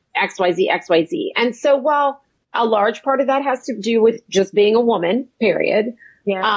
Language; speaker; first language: English; native; English